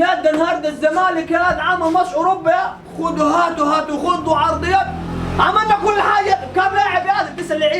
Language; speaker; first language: Arabic; native; Arabic